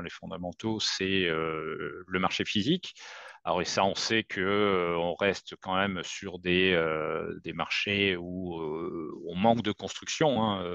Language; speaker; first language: French; native; French